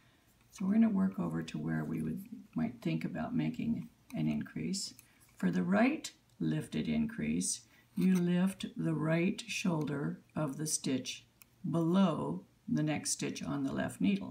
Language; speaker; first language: English; native; English